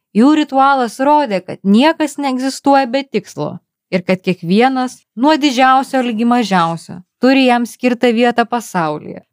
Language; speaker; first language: Lithuanian; native; Lithuanian